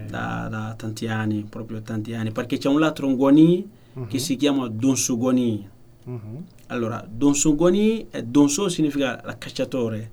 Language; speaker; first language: Italian; non-native, learner; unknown